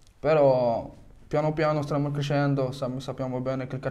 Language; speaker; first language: Italian; non-native, fluent; French